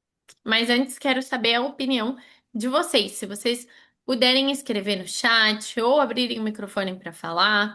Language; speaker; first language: Portuguese; non-native, fluent; Spanish